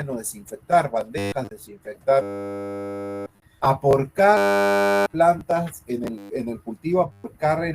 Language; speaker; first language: Spanish; native; Spanish